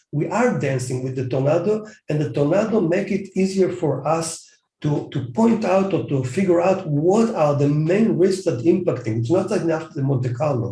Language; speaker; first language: English; non-native, fluent; Hebrew